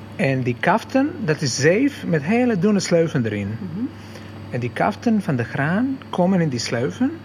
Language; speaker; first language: Dutch; non-native, fluent; Croatian